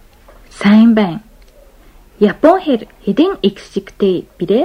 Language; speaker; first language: Mongolian; non-native, fluent; Japanese